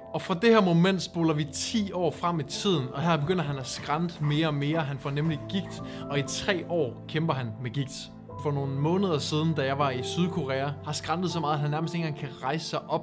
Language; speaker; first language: Danish; native; Danish